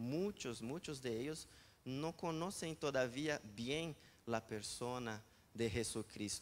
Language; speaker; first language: Spanish; non-native, fluent; Portuguese